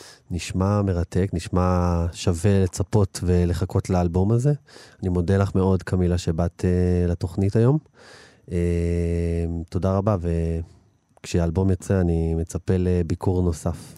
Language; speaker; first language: Hebrew; native; Hebrew